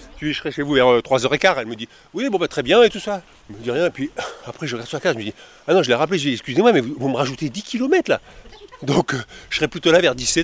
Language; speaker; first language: French; native; French